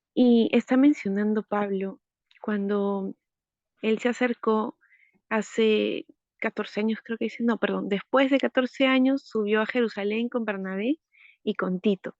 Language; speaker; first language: Spanish; native; Spanish